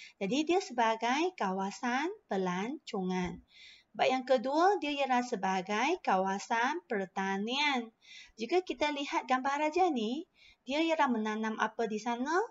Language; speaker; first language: Malay; non-native, local second language; Chinese